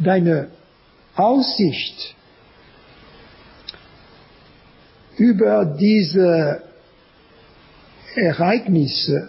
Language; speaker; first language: German; non-native, learner; French